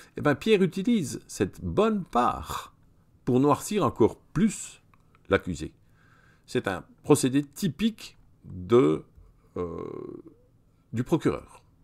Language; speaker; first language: French; native; French